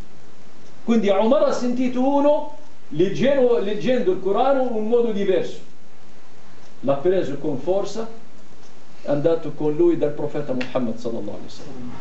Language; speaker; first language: Italian; non-native, fluent; Arabic